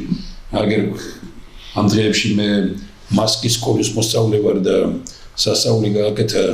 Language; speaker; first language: Georgian; native; Georgian